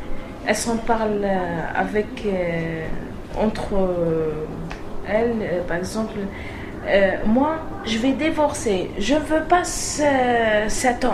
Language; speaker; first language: French; non-native, learner; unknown